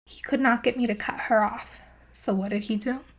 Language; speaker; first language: English; native; English